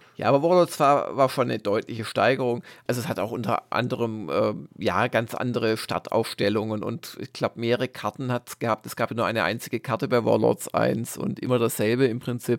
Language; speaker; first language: German; native; German